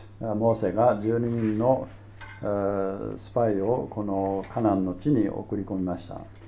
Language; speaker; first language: Japanese; native; Japanese